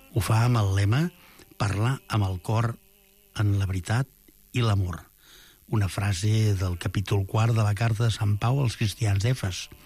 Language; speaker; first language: Catalan; native; Catalan